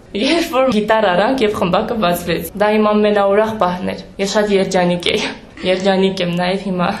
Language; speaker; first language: Armenian; native; Armenian